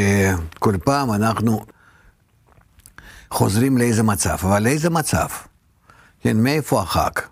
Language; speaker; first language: Hebrew; non-native, fluent; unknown